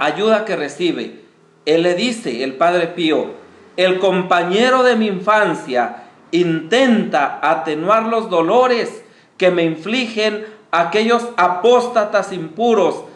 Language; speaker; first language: Spanish; native; Spanish